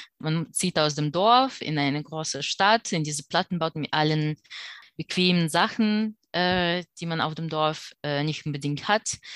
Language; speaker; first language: German; non-native, fluent; Russian